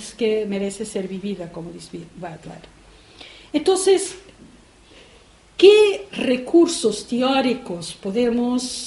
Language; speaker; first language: Spanish; non-native, fluent; Portuguese